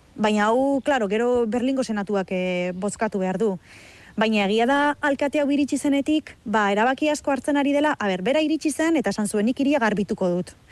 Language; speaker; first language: Basque; native; Basque